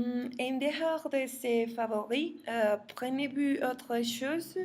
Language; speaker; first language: French; non-native, learner; Spanish